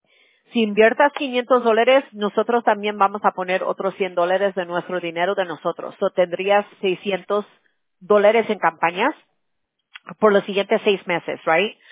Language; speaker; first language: Spanish; early bilingual, heritage; Spanish